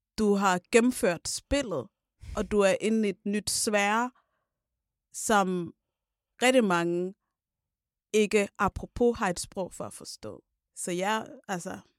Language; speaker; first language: Danish; early bilingual, other home language; Kinyarwanda